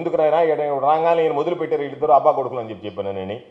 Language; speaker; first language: Telugu; native; Telugu